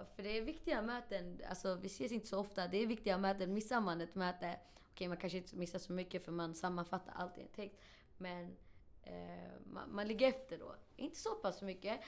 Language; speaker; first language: Swedish; early bilingual, other home language; Arabic